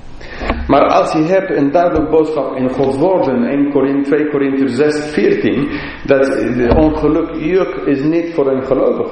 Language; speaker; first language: Dutch; non-native, fluent; English